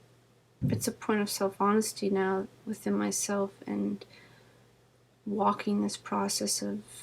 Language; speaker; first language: English; native; English